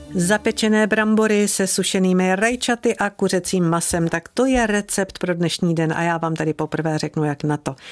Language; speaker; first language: Czech; native; Czech